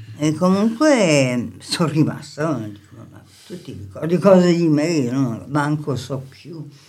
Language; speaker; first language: Italian; native; Italian